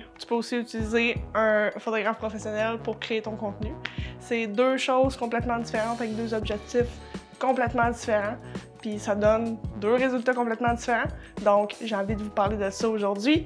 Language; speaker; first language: French; native; French